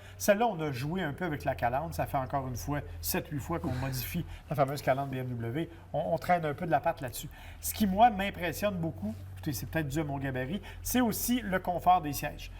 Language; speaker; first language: French; native; French